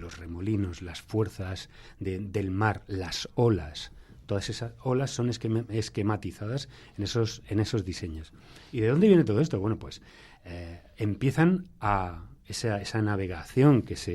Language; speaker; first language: Spanish; native; Spanish